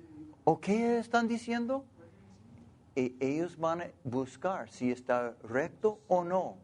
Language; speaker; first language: Spanish; non-native, learner; English